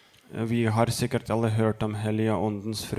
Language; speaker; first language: Norwegian; non-native, fluent; Lithuanian